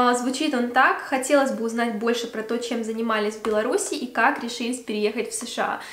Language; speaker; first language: Russian; native; Russian